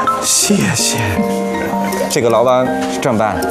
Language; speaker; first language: Chinese; non-native, learner; Swedish